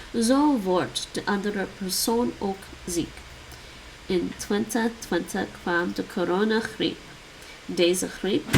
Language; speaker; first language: Dutch; non-native, learner; English